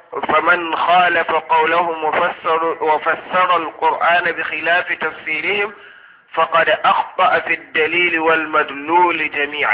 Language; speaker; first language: Arabic; non-native, fluent; Hausa